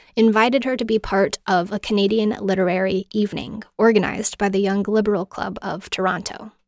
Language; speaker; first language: English; native; English